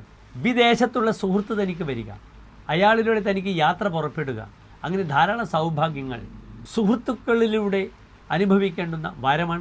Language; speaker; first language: Malayalam; native; Malayalam